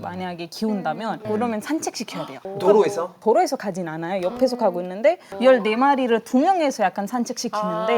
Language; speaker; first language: Korean; non-native, fluent; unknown